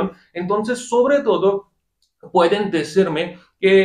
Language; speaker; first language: Spanish; non-native, fluent; Hindi